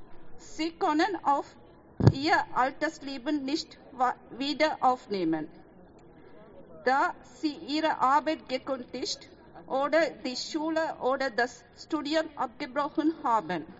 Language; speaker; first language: German; non-native, fluent; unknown